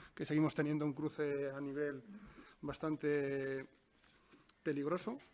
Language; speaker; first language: Spanish; native; Spanish